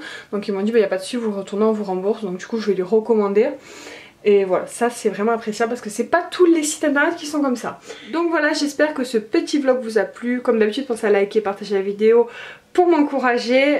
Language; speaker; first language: French; native; French